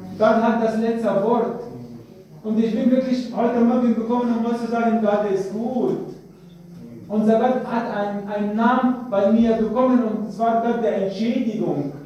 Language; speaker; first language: German; non-native, fluent; Arabic